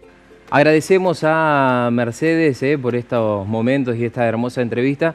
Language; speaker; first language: Spanish; native; Spanish